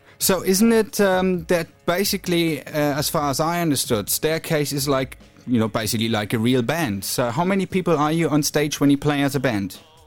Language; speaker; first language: English; non-native, fluent; German